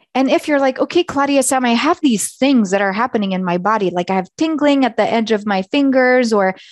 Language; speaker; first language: English; native; English